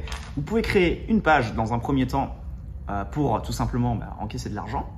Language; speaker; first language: French; native; French